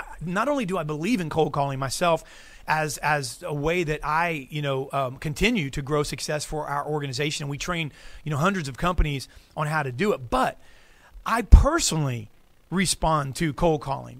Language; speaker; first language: English; native; English